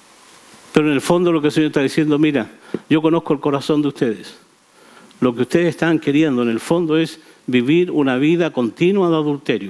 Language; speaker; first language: Spanish; native; Spanish